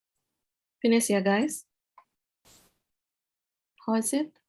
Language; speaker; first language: English; non-native, fluent; Indonesian